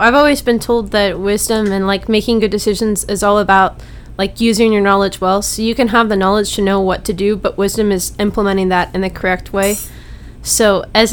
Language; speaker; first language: English; native; English